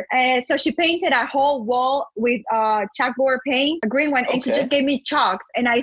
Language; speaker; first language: English; non-native, fluent; Spanish